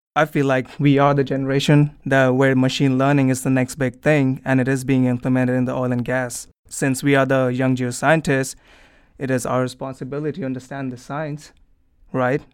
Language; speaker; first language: English; non-native, local second language; Hindi